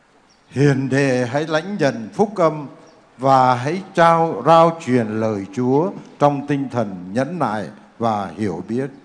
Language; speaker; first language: Vietnamese; native; Vietnamese